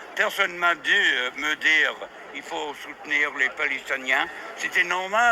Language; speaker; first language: French; non-native, fluent; English